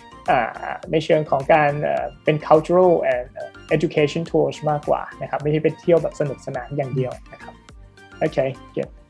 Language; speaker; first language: Thai; native; Thai